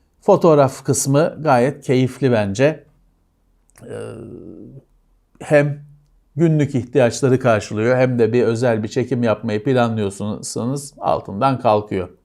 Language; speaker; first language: Turkish; native; Turkish